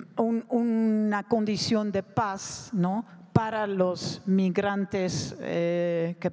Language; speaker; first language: Spanish; non-native, fluent; Dutch